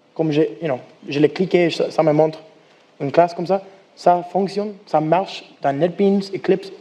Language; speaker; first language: French; non-native, learner; English